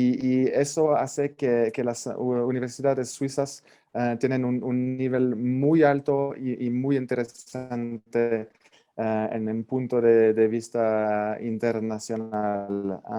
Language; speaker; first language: Spanish; non-native, fluent; French